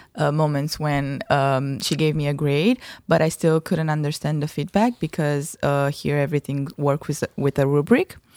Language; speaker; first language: English; non-native, fluent; Romanian